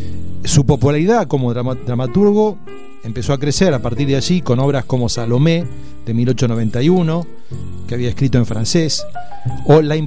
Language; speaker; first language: Spanish; native; Spanish